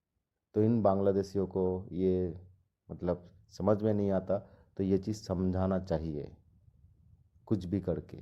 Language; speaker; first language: Hindi; non-native, local second language; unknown